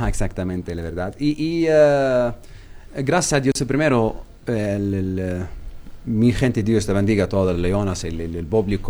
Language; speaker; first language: Spanish; non-native, learner; Arabic